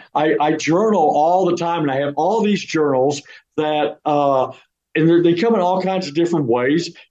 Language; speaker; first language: English; native; English